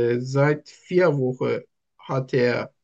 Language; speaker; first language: German; non-native, learner; Turkish